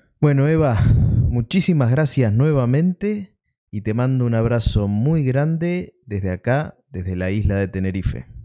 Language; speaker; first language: Spanish; native; Spanish